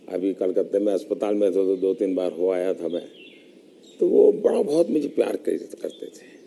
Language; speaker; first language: Hindi; non-native, local second language; Gujarati